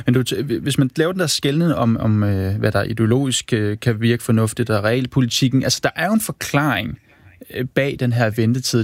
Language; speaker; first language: Danish; native; Danish